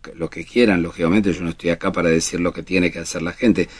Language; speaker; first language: Spanish; native; Spanish